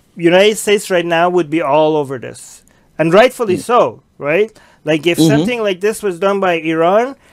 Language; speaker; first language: English; native; English